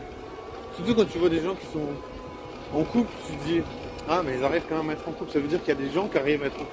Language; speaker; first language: French; native; French